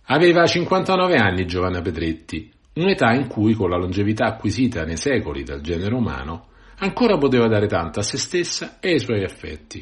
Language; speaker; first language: Italian; native; Italian